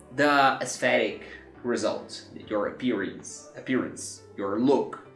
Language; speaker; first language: English; non-native, fluent; Portuguese